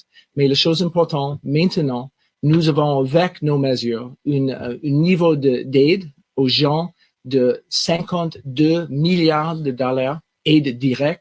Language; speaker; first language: French; non-native, local second language; English